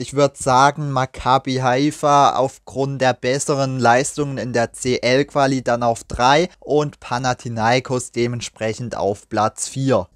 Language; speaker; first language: German; native; German